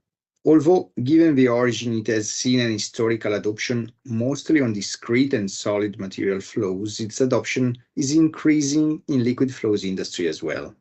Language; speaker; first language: English; non-native, fluent; Italian